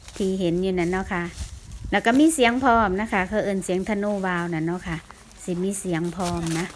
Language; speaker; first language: Thai; native; Thai